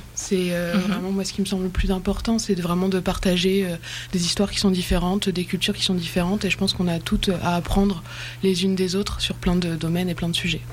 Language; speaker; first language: French; native; French